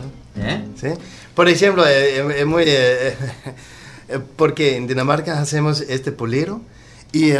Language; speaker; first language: Spanish; non-native, learner; Danish